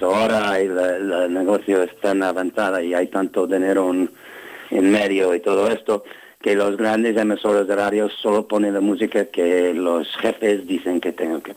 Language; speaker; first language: Spanish; non-native, fluent; English